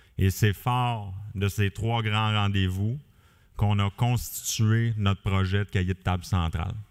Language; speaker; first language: French; native; French